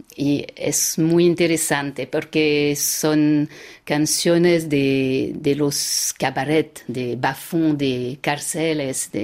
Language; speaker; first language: Spanish; non-native, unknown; French